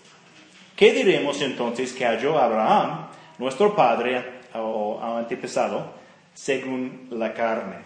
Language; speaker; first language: Spanish; non-native, fluent; English